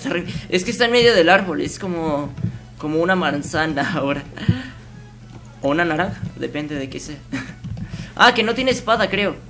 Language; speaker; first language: Spanish; native; Spanish